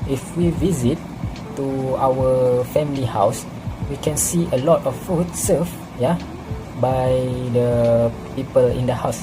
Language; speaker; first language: English; non-native, local second language; Malay